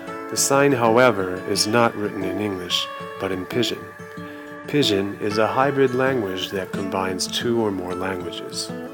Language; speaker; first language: English; non-native, fluent; Japanese